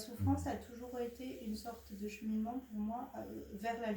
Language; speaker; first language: French; native; French